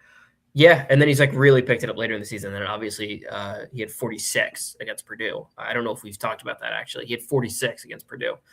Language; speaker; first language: English; native; English